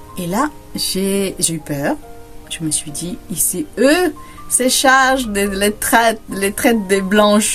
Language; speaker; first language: French; non-native, fluent; Spanish